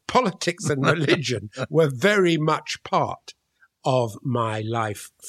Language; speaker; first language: English; native; English